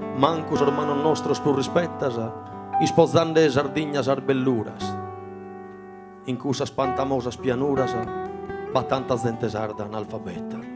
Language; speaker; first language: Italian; non-native, local second language; Sardinian